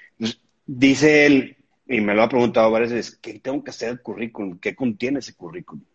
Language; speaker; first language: Spanish; native; Spanish